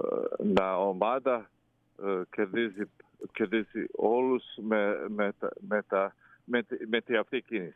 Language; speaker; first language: Greek; non-native, fluent; Croatian